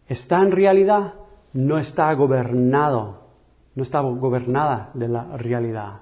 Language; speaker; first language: Spanish; early bilingual, heritage; English